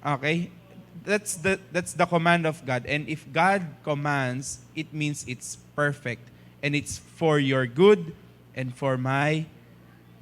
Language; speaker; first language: English; non-native, fluent; Filipino